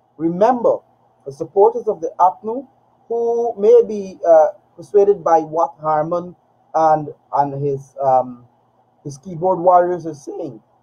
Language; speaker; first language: English; native; English